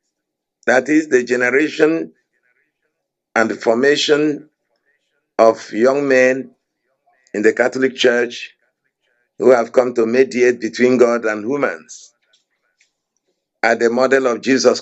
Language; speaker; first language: English; non-native, local second language; Igbo